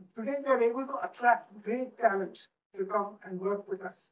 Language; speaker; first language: English; non-native, local second language; Kannada